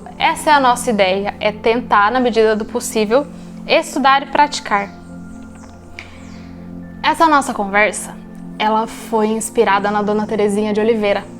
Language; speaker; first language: Portuguese; native; Portuguese